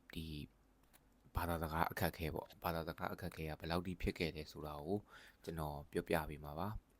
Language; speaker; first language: Burmese; native; Burmese